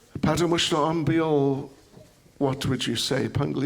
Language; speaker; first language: Russian; non-native, learner; English